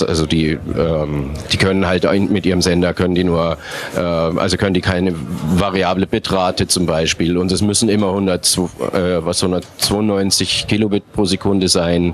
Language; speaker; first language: German; native; German